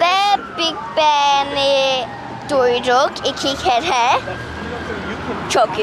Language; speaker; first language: Turkish; early bilingual, heritage; Turkish